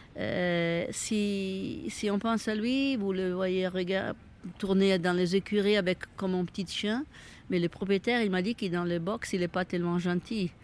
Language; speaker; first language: French; non-native, fluent; Italian